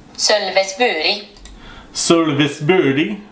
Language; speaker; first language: English; native; English